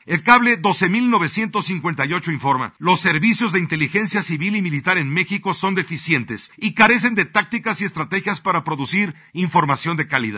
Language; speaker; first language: Spanish; native; Spanish